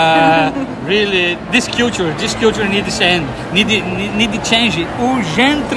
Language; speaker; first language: English; non-native, learner; Portuguese